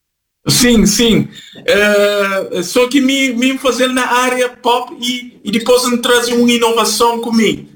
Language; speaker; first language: Portuguese; non-native, fluent; Kabuverdianu